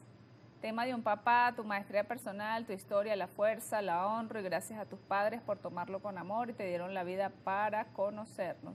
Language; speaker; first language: Spanish; native; Spanish